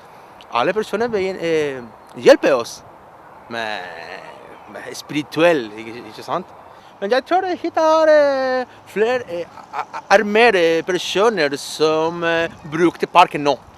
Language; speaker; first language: Norwegian; non-native, learner; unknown